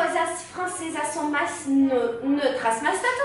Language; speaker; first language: Portuguese; non-native, learner; French